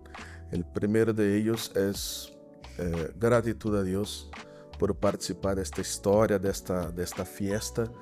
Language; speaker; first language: Spanish; non-native, fluent; Portuguese